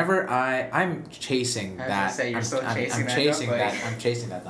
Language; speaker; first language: English; non-native, local second language; Filipino